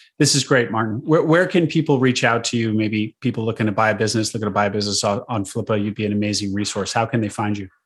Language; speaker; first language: English; native; English